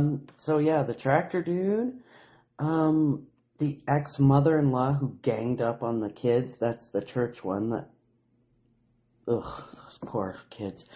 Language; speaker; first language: English; native; English